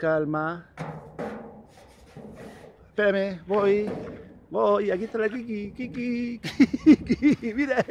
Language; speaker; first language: Spanish; native; Spanish